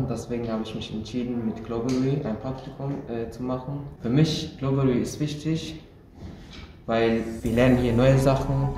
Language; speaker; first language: German; early bilingual, other home language; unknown